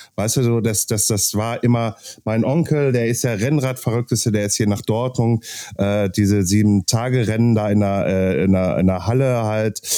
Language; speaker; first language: German; native; German